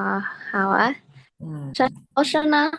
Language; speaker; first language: Chinese; non-native, learner; Indonesian